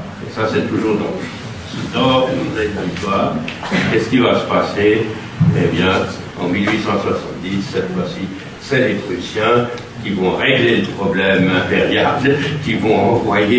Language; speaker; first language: French; native; French